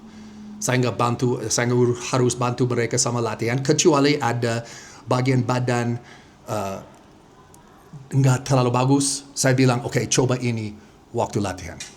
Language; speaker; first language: Indonesian; non-native, fluent; English